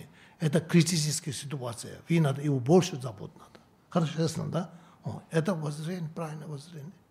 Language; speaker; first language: Russian; non-native, learner; Tibetan